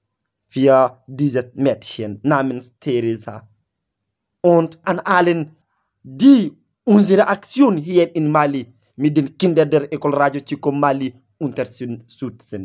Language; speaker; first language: German; non-native, learner; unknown